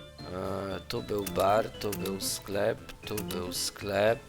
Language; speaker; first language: Polish; native; Polish